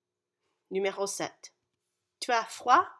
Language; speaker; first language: French; non-native, fluent; English